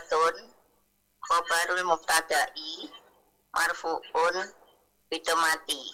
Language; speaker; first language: Arabic; non-native, learner; Indonesian